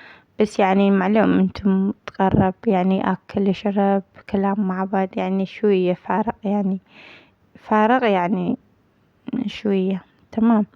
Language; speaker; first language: Arabic; non-native, learner; Amharic